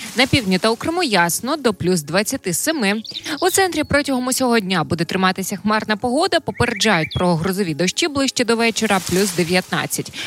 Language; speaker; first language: Ukrainian; native; Ukrainian